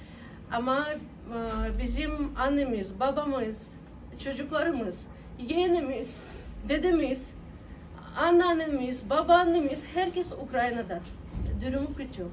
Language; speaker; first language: Turkish; non-native, learner; Ukrainian